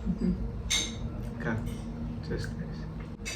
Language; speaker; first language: Russian; non-native, learner; Kannada